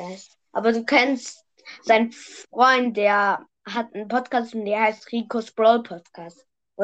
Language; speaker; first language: German; early bilingual, other home language; Vietnamese